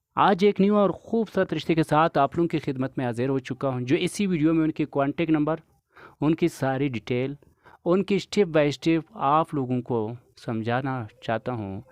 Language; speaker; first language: Urdu; non-native, local second language; Pashto